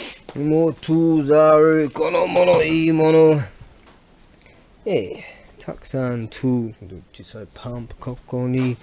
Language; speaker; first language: Japanese; non-native, learner; English